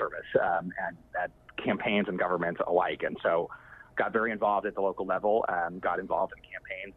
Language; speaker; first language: English; native; English